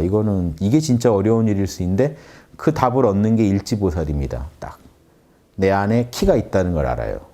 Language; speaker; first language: Korean; native; Korean